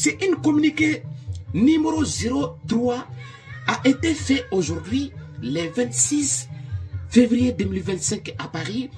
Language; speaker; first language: French; non-native, local second language; Bambara